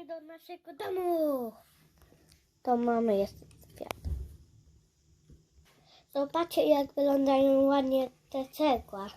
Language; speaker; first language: Polish; early bilingual, heritage; Polish